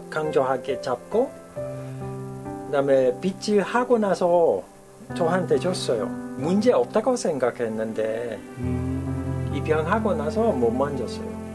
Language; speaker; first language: Korean; non-native, fluent; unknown